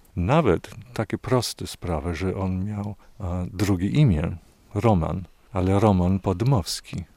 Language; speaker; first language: Polish; non-native, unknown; English